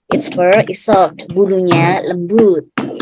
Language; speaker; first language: English; non-native, fluent; Indonesian